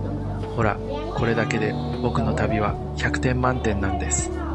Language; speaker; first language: Japanese; native; Japanese